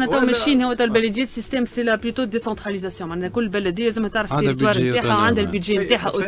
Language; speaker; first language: Arabic; native; Arabic